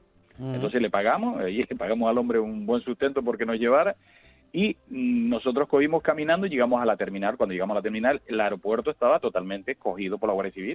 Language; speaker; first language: Spanish; native; Spanish